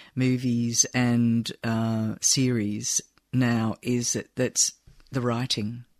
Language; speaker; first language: English; native; English